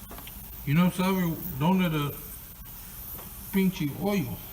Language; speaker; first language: Spanish; non-native, learner; English